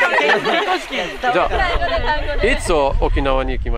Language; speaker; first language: Japanese; non-native, learner; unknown